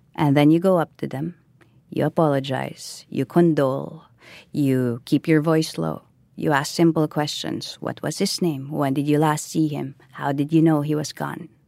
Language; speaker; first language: English; non-native, local second language; Filipino